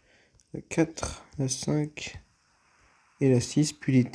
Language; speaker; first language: French; native; French